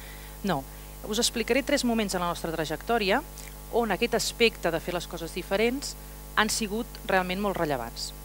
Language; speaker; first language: Catalan; native; Catalan